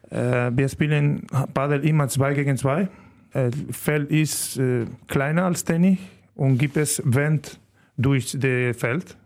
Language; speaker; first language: German; non-native, learner; Spanish